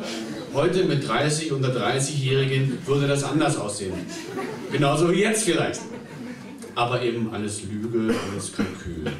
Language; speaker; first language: German; native; German